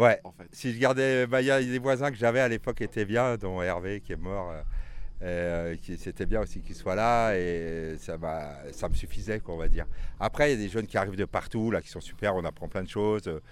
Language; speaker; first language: French; native; French